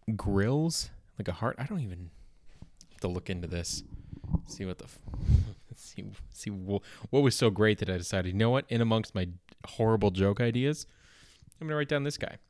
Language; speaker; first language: English; native; English